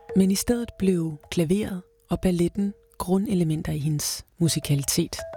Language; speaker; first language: Danish; native; Danish